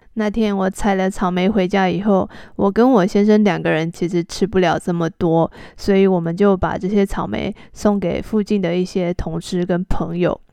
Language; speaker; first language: Chinese; native; Chinese